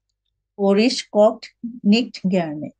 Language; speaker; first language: German; non-native, learner; Bangla